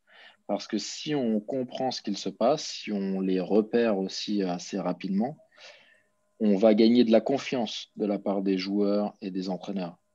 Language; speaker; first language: French; native; French